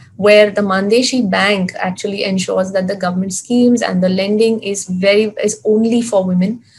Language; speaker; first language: English; non-native, local second language; Hindi